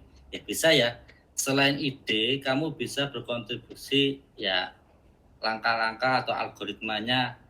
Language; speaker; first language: Indonesian; native; Indonesian